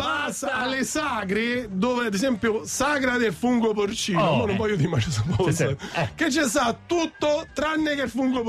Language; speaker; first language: Italian; native; Italian